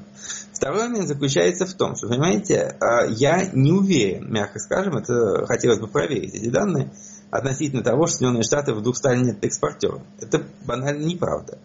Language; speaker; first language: Russian; native; Russian